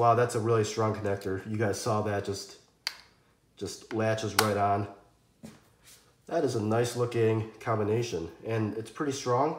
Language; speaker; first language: English; native; English